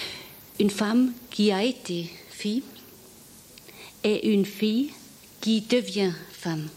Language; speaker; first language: French; non-native, fluent; German